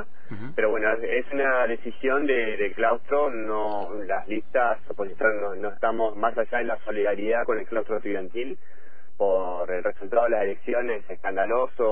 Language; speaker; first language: Spanish; native; Spanish